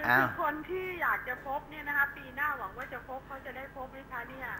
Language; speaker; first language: Thai; native; Thai